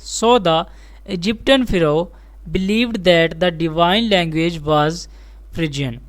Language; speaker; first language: English; non-native, local second language; Urdu